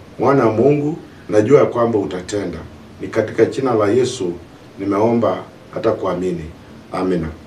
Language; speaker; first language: Swahili; non-native, local second language; Luyia